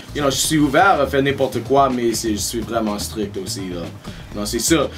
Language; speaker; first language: French; non-native, local second language; English